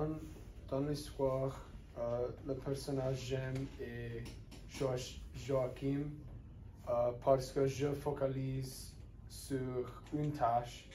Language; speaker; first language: French; non-native, learner; English